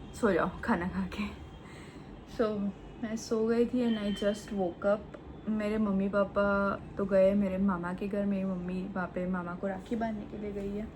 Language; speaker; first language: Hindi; non-native, local second language; Gujarati